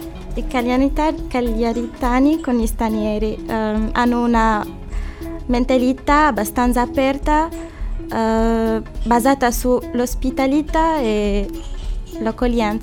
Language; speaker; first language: Italian; non-native, fluent; Arabic